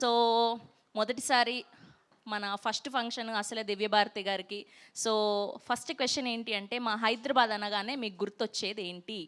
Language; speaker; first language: Telugu; native; Telugu